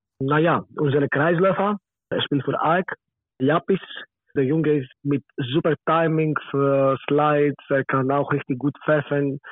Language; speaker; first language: German; non-native, learner; Greek